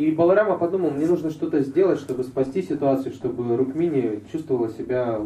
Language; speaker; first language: Russian; native; Russian